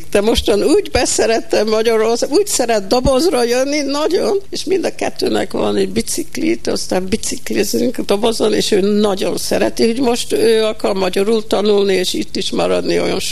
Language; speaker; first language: Hungarian; early bilingual, heritage; Hungarian